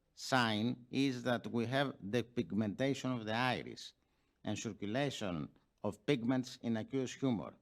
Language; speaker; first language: English; non-native, fluent; Greek